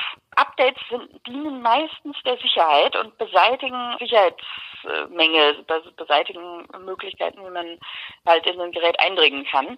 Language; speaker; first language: German; native; German